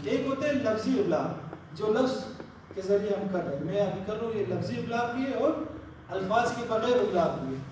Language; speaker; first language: Urdu; non-native, local second language; Pashto